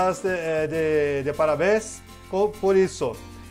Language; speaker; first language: Spanish; non-native, learner; Portuguese